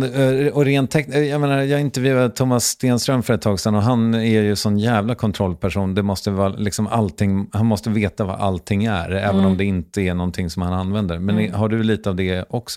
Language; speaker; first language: Swedish; native; Swedish